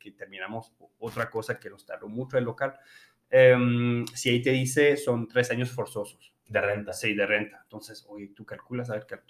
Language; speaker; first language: Spanish; non-native, fluent; French